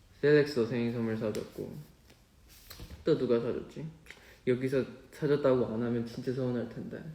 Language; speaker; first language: Korean; non-native, fluent; Chinese